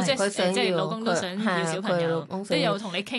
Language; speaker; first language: Cantonese; native; Cantonese